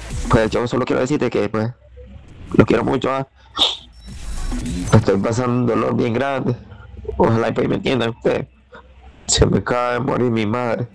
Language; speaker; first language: Spanish; native; Spanish